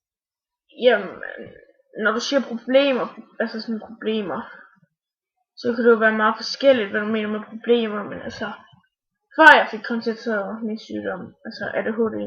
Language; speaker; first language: Danish; native; Danish